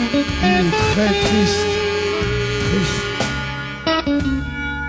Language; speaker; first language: French; non-native, learner; English